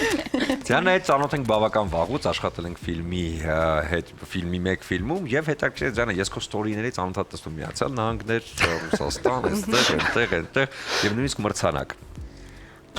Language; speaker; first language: Armenian; native; Armenian